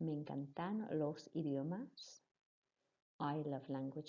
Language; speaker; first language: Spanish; non-native, fluent; English